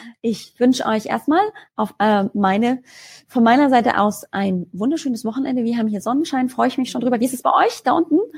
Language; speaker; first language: German; native; German